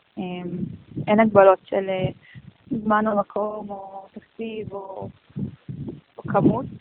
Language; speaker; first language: Hebrew; early bilingual, heritage; Hebrew